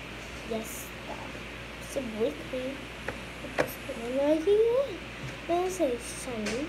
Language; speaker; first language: Spanish; early bilingual, heritage; Spanish